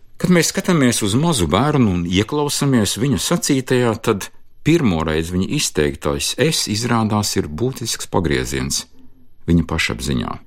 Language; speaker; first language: Latvian; native; Latvian